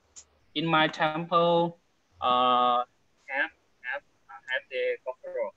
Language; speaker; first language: English; non-native, learner; Thai